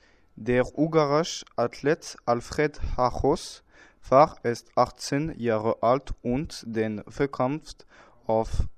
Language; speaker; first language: German; non-native, learner; French